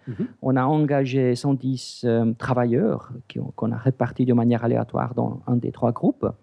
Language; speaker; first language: French; non-native, fluent; English